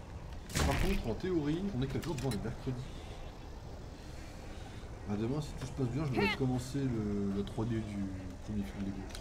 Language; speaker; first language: French; native; French